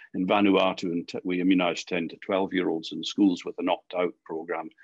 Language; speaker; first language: English; native; English